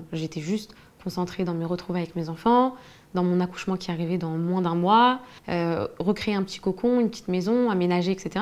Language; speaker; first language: French; native; French